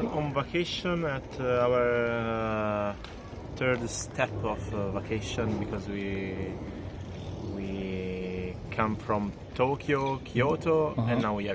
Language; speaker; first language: English; non-native, learner; Italian